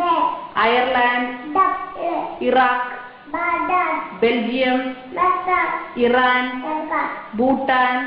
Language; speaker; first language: English; non-native, learner; Arabic